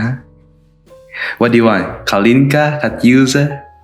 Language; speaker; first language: English; non-native, learner; Indonesian